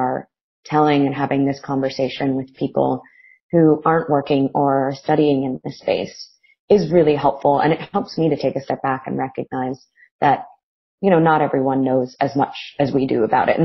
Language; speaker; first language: English; native; English